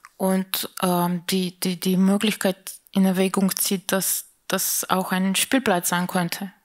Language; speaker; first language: German; non-native, fluent; Slovenian